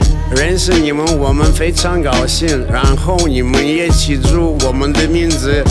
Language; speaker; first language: Chinese; non-native, learner; Russian